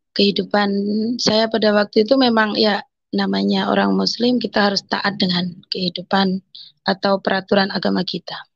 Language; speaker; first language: Indonesian; non-native, local second language; Madurese